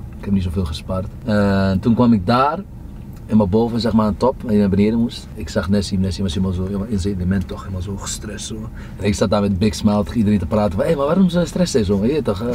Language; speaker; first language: Dutch; early bilingual, other home language; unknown